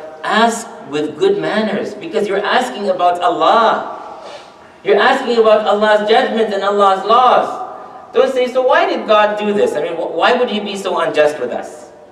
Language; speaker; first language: English; native; English